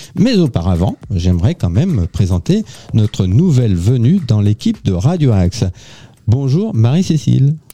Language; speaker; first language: French; native; French